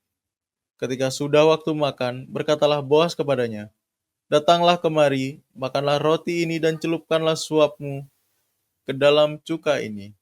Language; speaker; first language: Indonesian; native; Indonesian